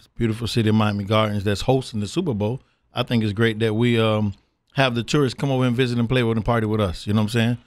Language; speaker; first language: English; native; English